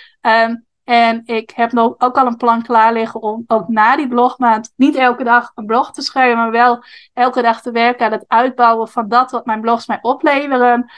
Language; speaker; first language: Dutch; native; Dutch